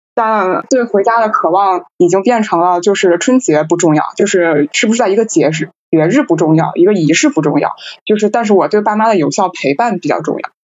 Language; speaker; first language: Chinese; native; Chinese